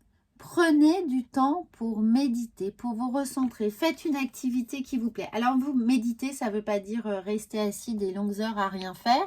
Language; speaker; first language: French; native; French